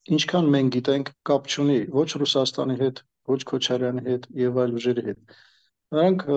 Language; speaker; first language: Armenian; native; Armenian